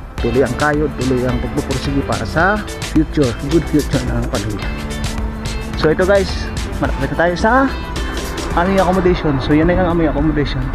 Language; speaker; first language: Filipino; non-native, local second language; Cebuano